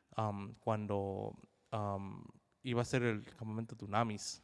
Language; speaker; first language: Spanish; early bilingual, heritage; Spanish